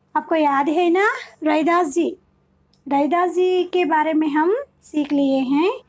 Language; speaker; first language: Hindi; non-native, local second language; Telugu